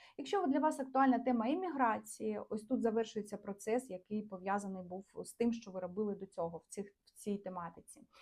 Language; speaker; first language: Ukrainian; non-native, local second language; Russian